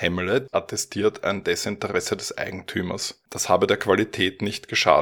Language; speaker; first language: German; native; German